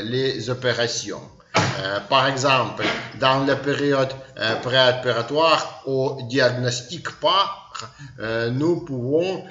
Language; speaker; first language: French; non-native, learner; Ukrainian